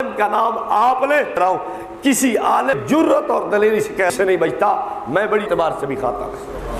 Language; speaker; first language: Urdu; native; Urdu